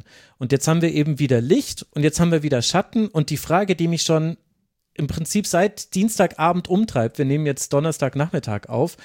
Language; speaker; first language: German; native; German